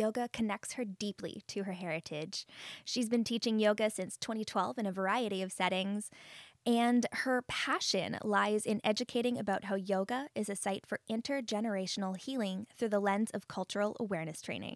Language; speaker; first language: English; native; English